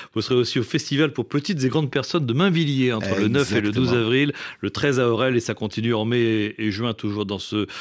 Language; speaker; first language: French; native; French